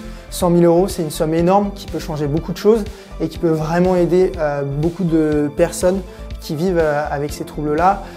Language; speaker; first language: French; native; French